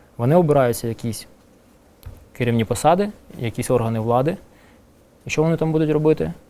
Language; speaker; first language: Ukrainian; non-native, local second language; Russian